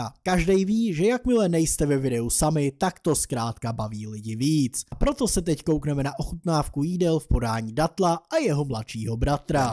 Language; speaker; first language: Czech; native; Czech